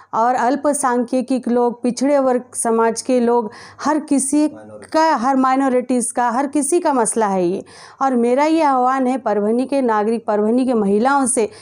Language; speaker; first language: Hindi; native; Hindi